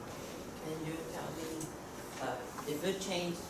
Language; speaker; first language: English; non-native, learner; Chinese